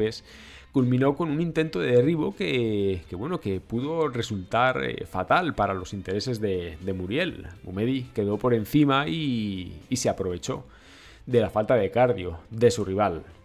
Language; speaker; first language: Spanish; native; Spanish